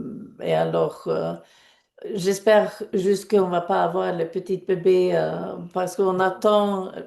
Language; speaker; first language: French; non-native, fluent; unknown